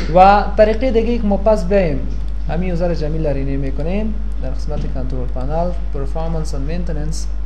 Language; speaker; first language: Persian; native; Persian